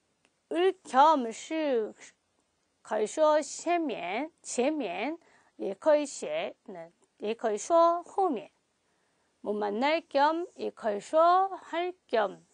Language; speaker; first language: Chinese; non-native, fluent; Korean